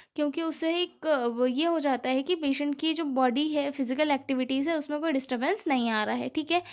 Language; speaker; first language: Hindi; native; Hindi